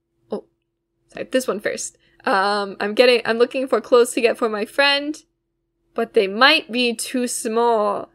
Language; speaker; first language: English; native; English